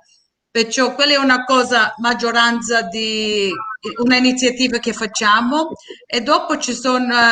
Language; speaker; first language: Italian; early bilingual, heritage; Sicilian